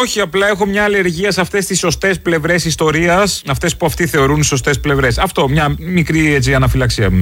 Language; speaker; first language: Greek; native; Greek